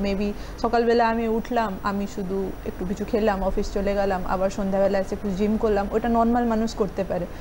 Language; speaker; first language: Bangla; non-native, local second language; Hindi